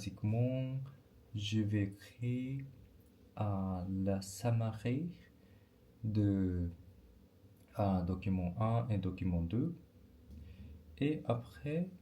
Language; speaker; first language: French; non-native, learner; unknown